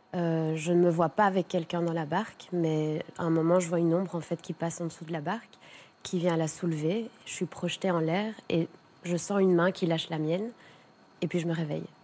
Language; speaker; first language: French; native; French